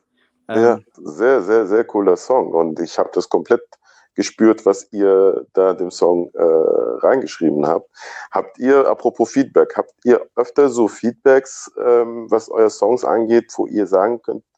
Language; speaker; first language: German; native; German